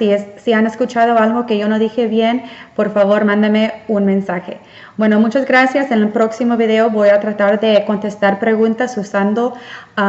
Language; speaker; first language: Spanish; early bilingual, heritage; Spanish